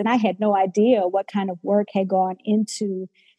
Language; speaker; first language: English; native; English